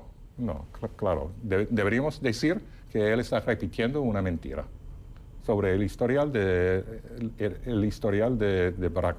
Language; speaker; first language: Spanish; non-native, fluent; English